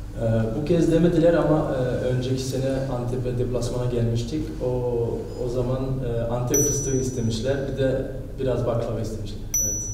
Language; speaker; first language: Turkish; early bilingual, heritage; Turkish